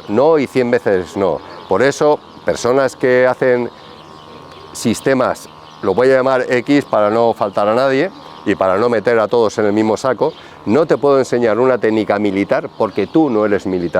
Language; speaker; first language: Spanish; native; Spanish